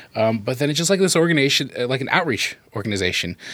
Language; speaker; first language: English; native; English